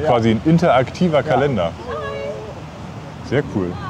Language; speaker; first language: German; native; German